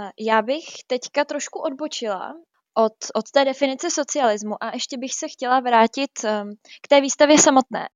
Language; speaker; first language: Czech; native; Czech